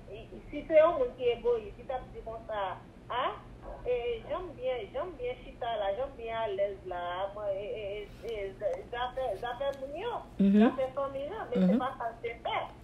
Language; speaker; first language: French; non-native, local second language; Haitian Creole